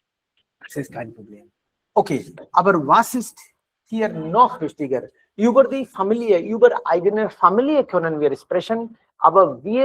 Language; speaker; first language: German; non-native, fluent; Hindi